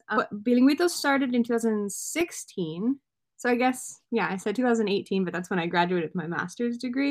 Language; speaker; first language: English; native; English